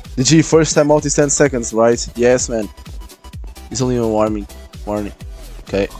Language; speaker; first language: English; non-native, learner; Portuguese